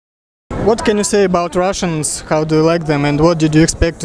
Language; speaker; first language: English; non-native, fluent; Russian